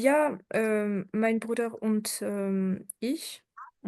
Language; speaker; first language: German; non-native, learner; French